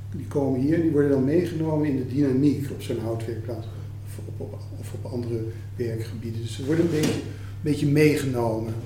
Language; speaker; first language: Dutch; native; Dutch